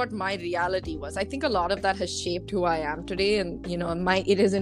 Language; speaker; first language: English; non-native, local second language; Tamil